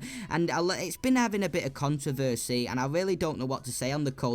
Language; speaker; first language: English; native; English